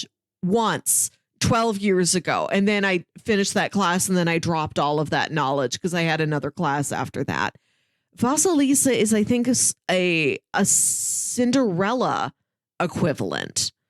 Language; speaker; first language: English; native; English